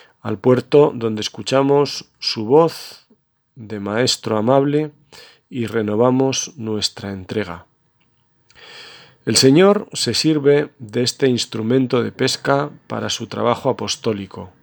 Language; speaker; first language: Spanish; native; Spanish